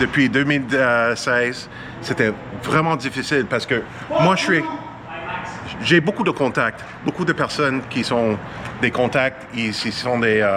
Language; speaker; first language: French; non-native, fluent; English